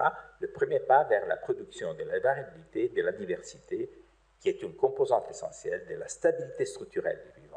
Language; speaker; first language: French; native; French